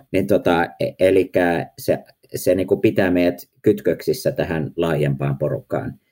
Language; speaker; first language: Finnish; early bilingual, heritage; Finnish